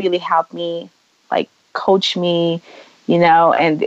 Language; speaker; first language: English; non-native, local second language; Cebuano